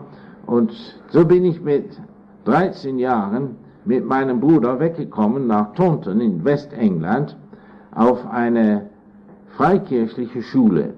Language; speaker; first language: German; non-native, fluent; English